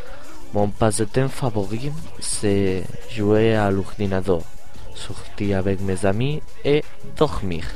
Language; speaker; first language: French; non-native, learner; Spanish